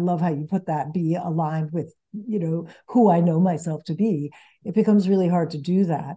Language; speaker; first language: English; early bilingual, other home language; Spanish